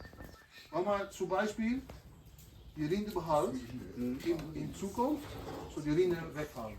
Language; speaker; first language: German; non-native, learner; Dutch